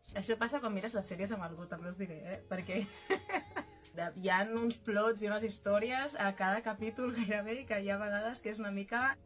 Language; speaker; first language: Catalan; native; Catalan